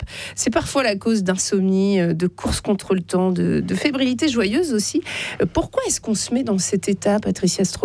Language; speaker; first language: French; native; French